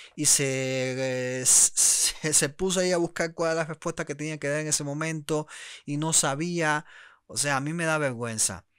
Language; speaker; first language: Spanish; native; Spanish